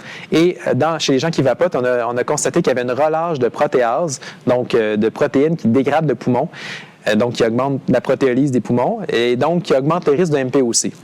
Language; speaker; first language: French; native; French